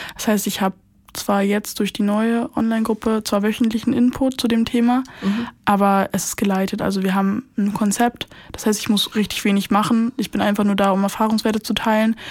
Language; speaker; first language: German; native; German